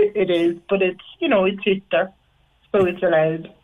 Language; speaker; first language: English; non-native, fluent; French